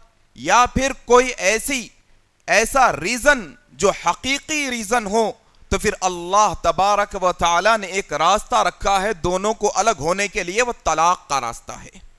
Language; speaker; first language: Urdu; native; Urdu